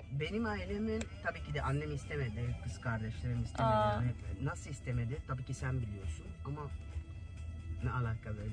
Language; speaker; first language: Turkish; early bilingual, heritage; Turkish